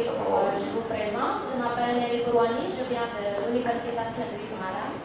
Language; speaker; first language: French; non-native, fluent; Indonesian